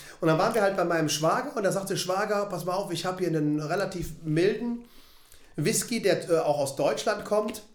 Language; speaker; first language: German; native; German